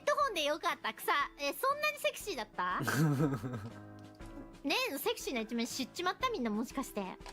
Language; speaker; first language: Japanese; native; Japanese